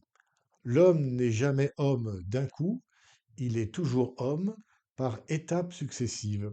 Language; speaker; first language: French; native; French